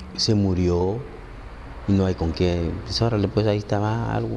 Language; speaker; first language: Spanish; native; Spanish